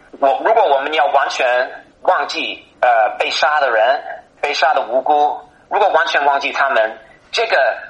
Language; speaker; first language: Chinese; non-native, fluent; English